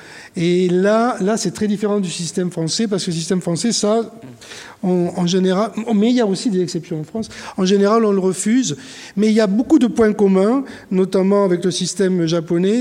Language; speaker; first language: French; native; French